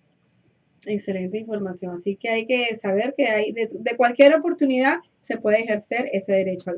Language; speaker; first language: Spanish; native; Spanish